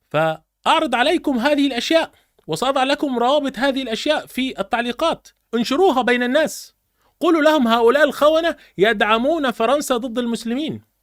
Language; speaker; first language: Arabic; native; Arabic